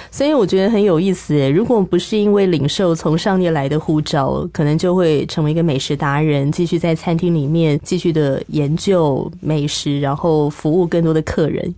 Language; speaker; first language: Chinese; native; Chinese